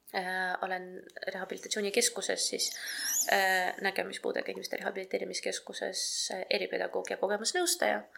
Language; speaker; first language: Estonian; non-native, local second language; Russian